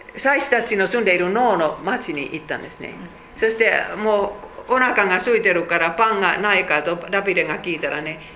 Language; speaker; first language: Japanese; non-native, fluent; Finnish